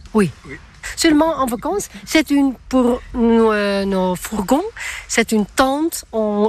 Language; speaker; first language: French; non-native, learner; Dutch